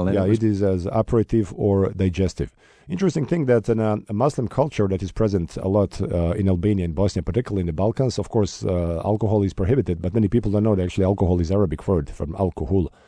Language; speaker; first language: English; non-native, fluent; Bosnian